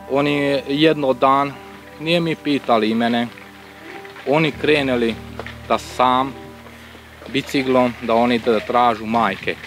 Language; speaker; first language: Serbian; non-native, local second language; Hungarian